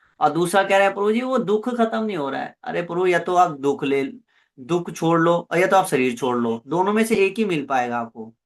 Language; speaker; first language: Hindi; non-native, local second language; Punjabi